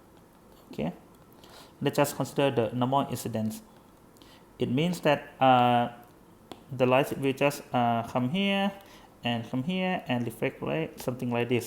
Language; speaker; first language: English; non-native, fluent; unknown